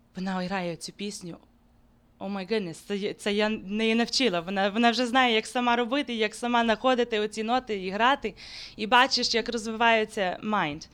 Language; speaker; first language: Ukrainian; early bilingual, heritage; Ukrainian